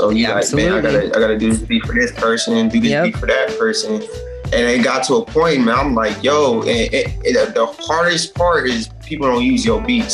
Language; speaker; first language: English; native; English